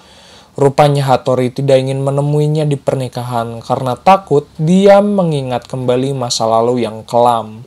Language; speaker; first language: Indonesian; native; Indonesian